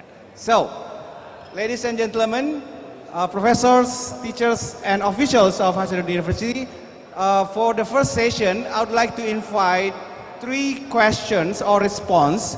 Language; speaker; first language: English; non-native, fluent; Indonesian